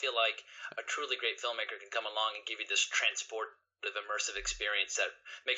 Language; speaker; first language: English; native; English